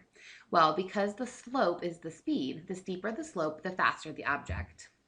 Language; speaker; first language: English; native; English